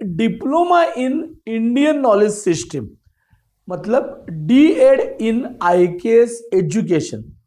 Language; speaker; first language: Hindi; non-native, local second language; Marathi